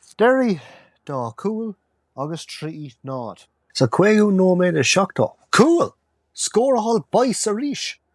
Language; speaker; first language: Irish; non-native, local second language; English